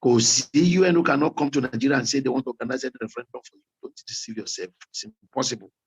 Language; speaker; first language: English; non-native, local second language; Yoruba